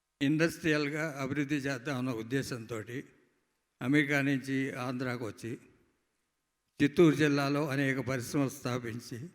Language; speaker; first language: Telugu; native; Telugu